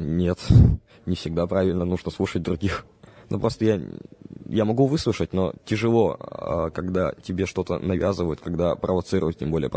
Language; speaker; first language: Russian; native; Russian